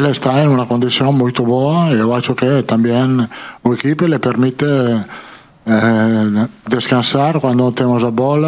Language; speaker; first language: Portuguese; non-native, fluent; Italian